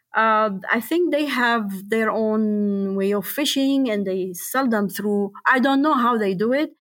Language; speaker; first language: English; non-native, fluent; Arabic